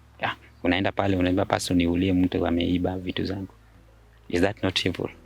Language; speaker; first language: Swahili; non-native, local second language; Luo (Kenya and Tanzania)